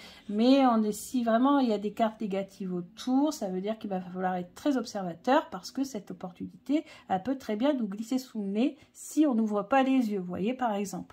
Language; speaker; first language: French; native; French